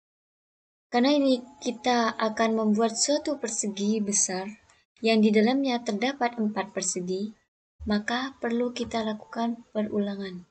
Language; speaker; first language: Indonesian; native; Indonesian